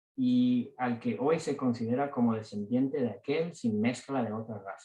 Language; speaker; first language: Spanish; early bilingual, heritage; Spanish